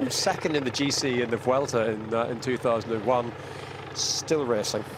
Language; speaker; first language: English; native; English